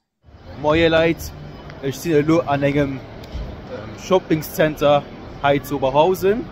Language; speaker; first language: German; non-native, local second language; Luxembourgish